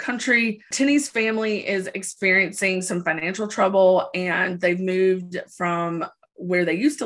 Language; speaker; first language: English; native; English